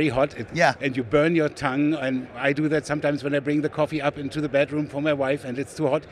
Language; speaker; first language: English; non-native, fluent; German